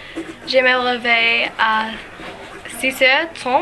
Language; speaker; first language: French; non-native, learner; English